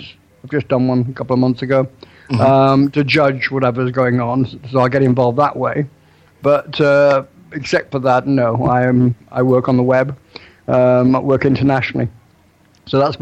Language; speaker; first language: English; native; English